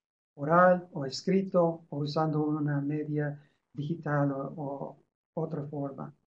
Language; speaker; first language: Spanish; non-native, fluent; English